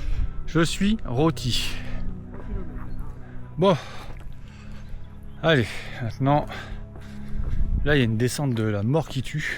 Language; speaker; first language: French; native; French